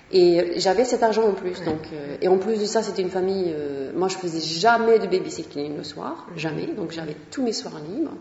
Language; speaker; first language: French; non-native, fluent; Swedish